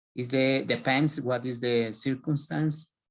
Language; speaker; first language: English; non-native, learner; Spanish